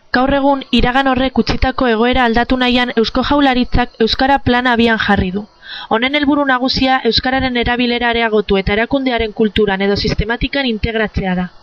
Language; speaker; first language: Basque; non-native, local second language; Spanish